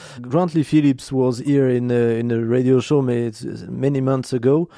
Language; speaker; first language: English; non-native, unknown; French